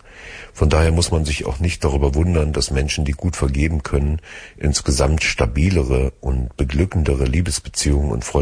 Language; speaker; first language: German; native; German